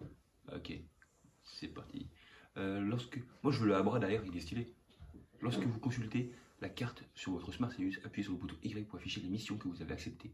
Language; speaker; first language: French; native; French